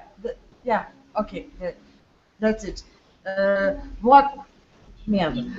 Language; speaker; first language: English; non-native, learner; French